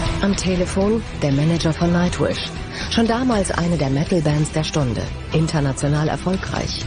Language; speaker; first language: German; native; German